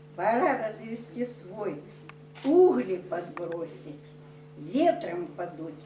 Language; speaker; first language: Russian; non-native, local second language; Ukrainian